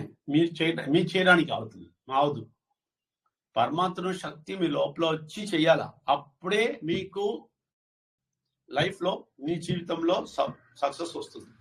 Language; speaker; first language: Telugu; non-native, learner; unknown